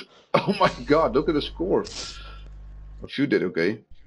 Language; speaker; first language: English; non-native, fluent; Dutch